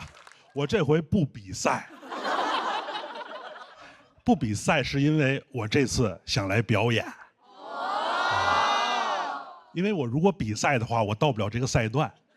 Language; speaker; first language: Chinese; native; Chinese